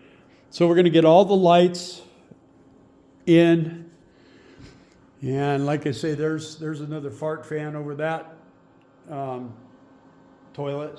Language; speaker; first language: English; native; English